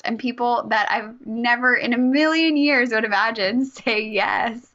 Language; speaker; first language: English; native; English